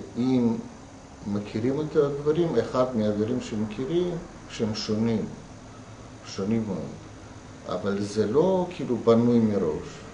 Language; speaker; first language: Hebrew; non-native, fluent; Russian